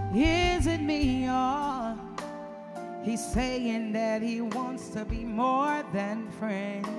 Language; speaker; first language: English; native; English